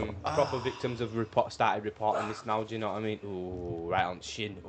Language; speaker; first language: English; native; English